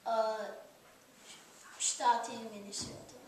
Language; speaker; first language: Russian; non-native, learner; English